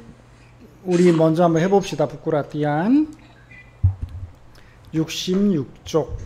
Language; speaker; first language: Korean; native; Korean